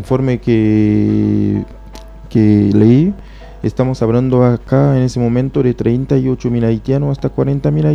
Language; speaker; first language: Spanish; non-native, fluent; Haitian Creole